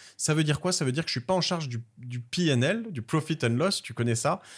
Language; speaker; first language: French; native; French